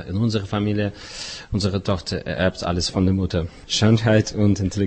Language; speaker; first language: German; non-native, fluent; Russian